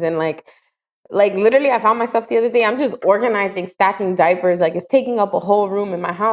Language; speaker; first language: English; native; English